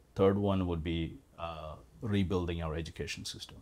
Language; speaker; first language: English; non-native, local second language; Malayalam